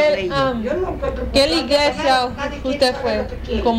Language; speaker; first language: Spanish; early bilingual, heritage; Spanish